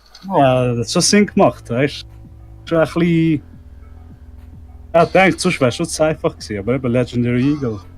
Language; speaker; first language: German; native; German